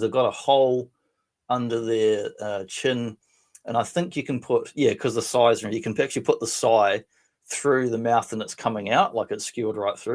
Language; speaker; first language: English; native; English